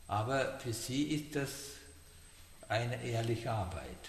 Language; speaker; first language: German; non-native, learner; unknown